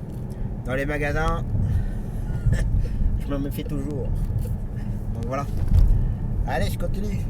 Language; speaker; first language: French; native; French